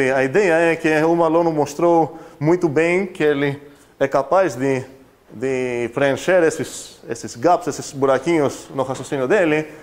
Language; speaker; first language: Portuguese; non-native, fluent; Greek